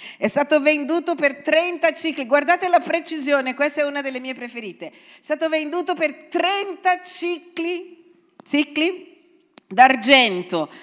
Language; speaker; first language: Italian; non-native, fluent; Portuguese